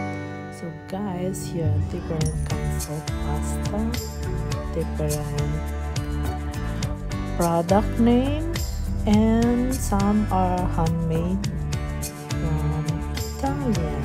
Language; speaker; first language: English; non-native, learner; Filipino